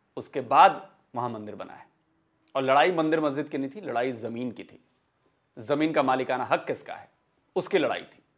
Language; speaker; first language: Hindi; native; Hindi